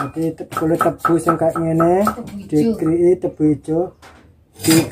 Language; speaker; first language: Indonesian; non-native, local second language; Javanese